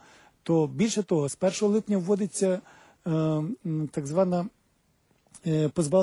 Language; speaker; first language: Ukrainian; native; Ukrainian